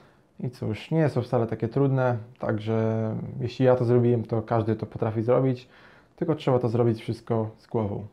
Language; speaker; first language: Polish; native; Polish